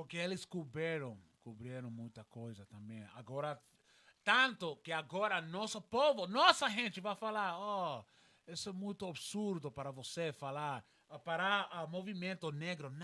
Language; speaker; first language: Portuguese; non-native, learner; Spanish